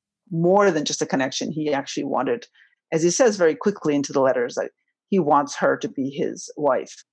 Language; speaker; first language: English; early bilingual, other home language; Spanish